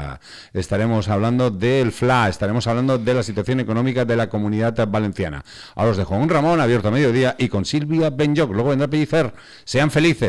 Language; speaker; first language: Spanish; native; Spanish